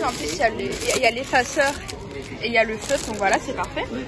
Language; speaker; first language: French; native; French